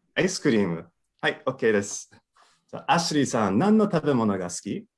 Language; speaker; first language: Japanese; non-native, fluent; English